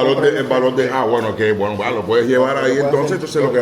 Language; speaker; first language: Spanish; native; Spanish